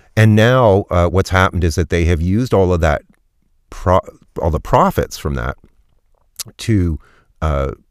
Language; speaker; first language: English; native; English